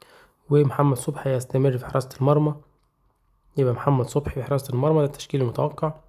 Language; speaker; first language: Arabic; native; Arabic